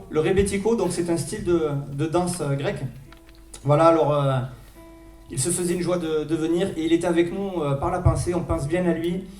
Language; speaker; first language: French; native; French